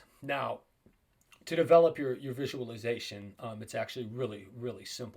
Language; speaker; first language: English; native; English